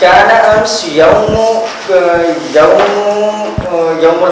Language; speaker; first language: Arabic; non-native, learner; Urdu